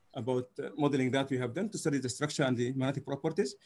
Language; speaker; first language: English; non-native, fluent; Arabic